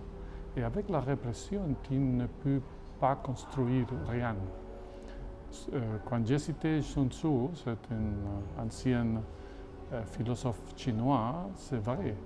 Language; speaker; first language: French; non-native, fluent; Catalan